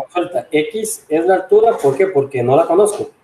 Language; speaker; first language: Spanish; native; Spanish